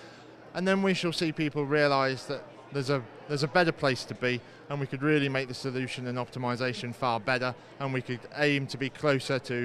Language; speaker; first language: English; native; English